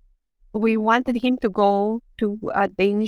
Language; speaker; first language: English; non-native, local second language; Iloko